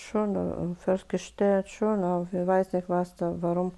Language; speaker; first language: German; non-native, learner; Russian